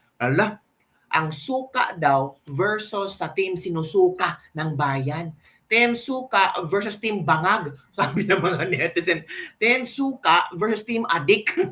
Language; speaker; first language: Filipino; native; Filipino